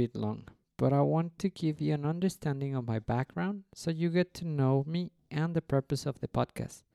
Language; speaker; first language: English; non-native, fluent; Spanish